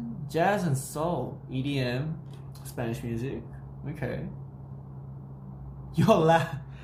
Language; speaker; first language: English; early bilingual, other home language; Korean